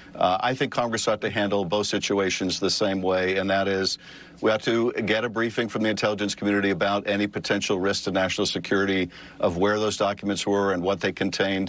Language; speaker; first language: English; native; English